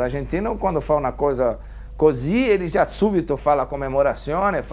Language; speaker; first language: Italian; non-native, fluent; Portuguese